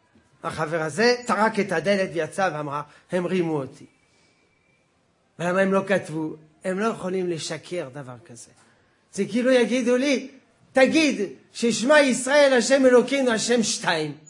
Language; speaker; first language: Hebrew; non-native, fluent; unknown